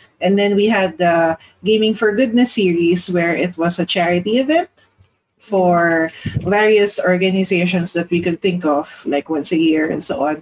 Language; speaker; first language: English; non-native, local second language; Filipino